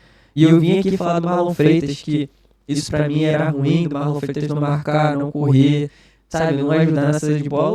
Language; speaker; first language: Portuguese; native; Portuguese